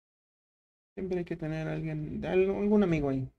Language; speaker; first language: Spanish; native; Spanish